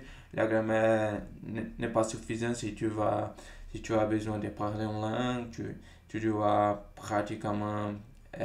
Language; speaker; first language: French; non-native, fluent; Portuguese